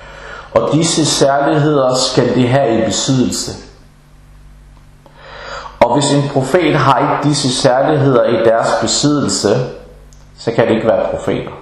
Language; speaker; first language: Danish; early bilingual, other home language; Arabic